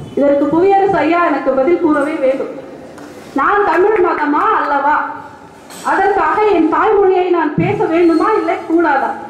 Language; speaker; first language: Tamil; non-native, local second language; Badaga